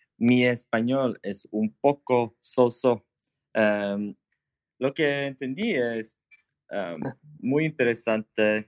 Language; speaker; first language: Spanish; non-native, learner; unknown